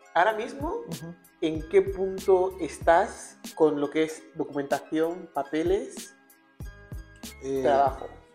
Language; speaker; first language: Spanish; native; Spanish